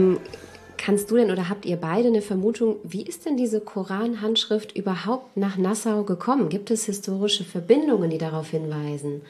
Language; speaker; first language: German; native; German